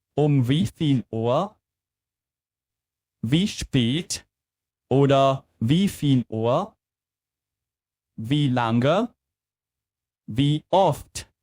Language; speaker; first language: German; non-native, fluent; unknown